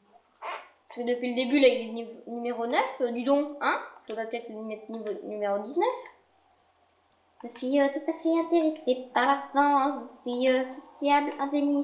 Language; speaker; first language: French; native; French